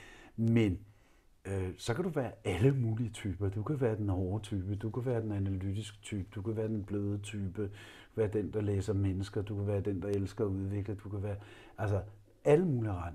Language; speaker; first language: Danish; native; Danish